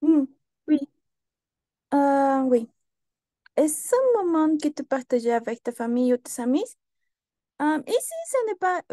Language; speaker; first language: French; non-native, learner; Spanish